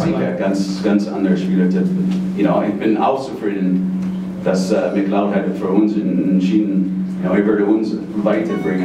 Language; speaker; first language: German; non-native, fluent; English